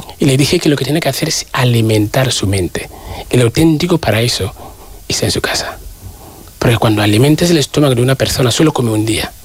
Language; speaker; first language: Spanish; non-native, fluent; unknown